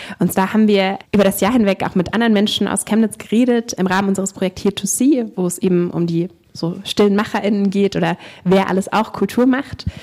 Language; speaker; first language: German; native; German